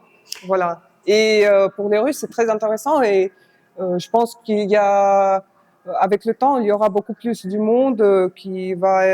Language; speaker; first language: French; non-native, fluent; Russian